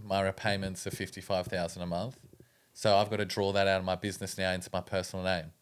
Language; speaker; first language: English; native; English